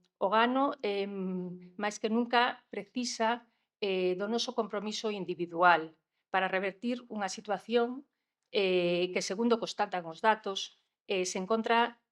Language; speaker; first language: Galician; non-native, local second language; Spanish